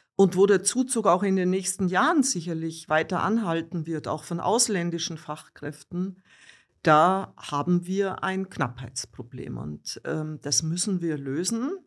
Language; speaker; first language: German; native; German